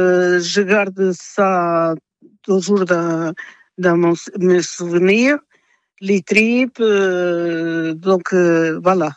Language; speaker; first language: French; non-native, fluent; Portuguese